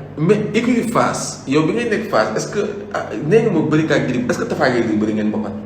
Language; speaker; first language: Wolof; native; Wolof